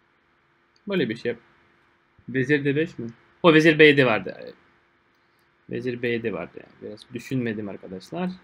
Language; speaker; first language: Turkish; non-native, fluent; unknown